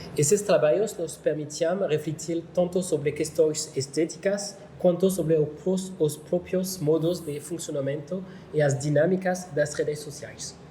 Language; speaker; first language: Portuguese; non-native, learner; French